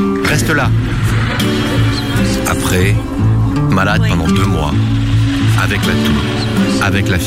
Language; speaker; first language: French; non-native, learner; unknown